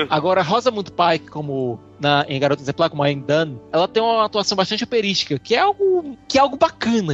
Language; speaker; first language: Portuguese; native; Portuguese